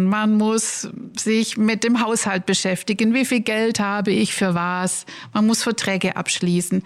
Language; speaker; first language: German; native; German